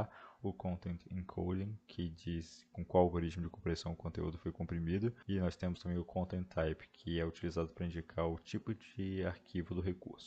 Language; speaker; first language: Portuguese; native; Portuguese